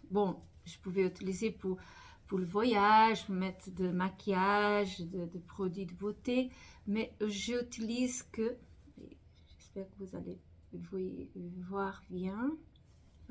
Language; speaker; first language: French; non-native, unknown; Portuguese